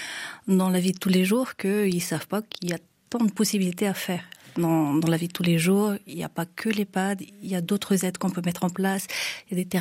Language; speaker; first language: French; non-native, local second language; Malagasy